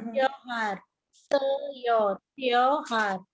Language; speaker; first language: Hindi; native; Hindi